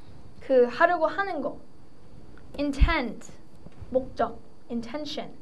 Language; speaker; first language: Korean; early bilingual, heritage; English